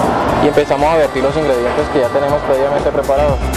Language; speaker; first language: Spanish; native; Spanish